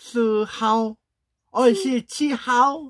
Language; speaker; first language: Chinese; non-native, learner; Korean